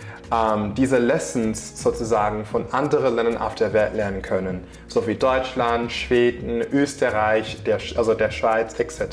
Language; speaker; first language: German; non-native, fluent; English